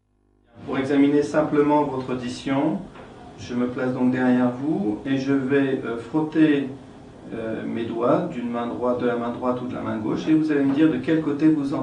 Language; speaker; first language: French; native; French